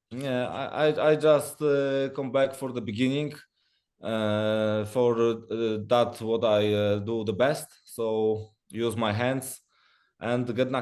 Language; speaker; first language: English; non-native, learner; Polish